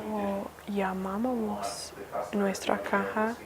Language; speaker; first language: Spanish; non-native, fluent; English